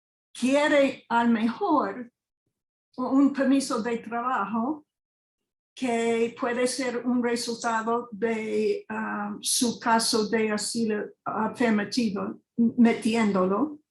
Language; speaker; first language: Spanish; non-native, fluent; English